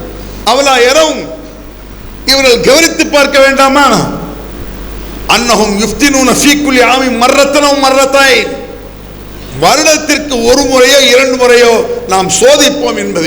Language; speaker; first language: Tamil; native; Tamil